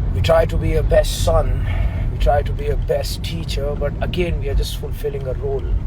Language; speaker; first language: English; non-native, local second language; Hindi